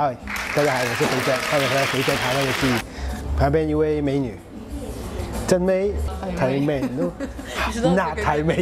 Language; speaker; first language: Chinese; non-native, local second language; Cantonese